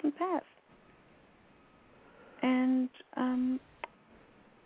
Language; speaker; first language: English; native; English